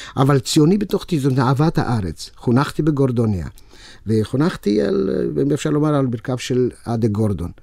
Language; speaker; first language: Hebrew; non-native, fluent; Yiddish